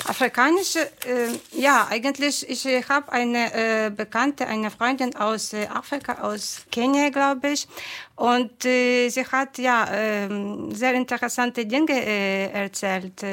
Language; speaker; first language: German; non-native, fluent; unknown